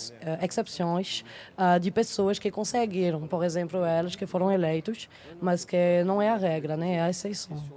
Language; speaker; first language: Portuguese; non-native, fluent; French